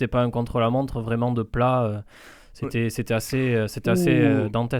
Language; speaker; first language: French; native; French